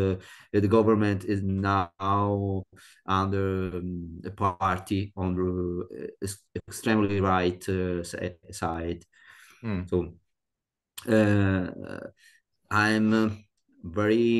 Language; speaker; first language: English; non-native, learner; Italian